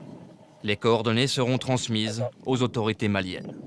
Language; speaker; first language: French; native; French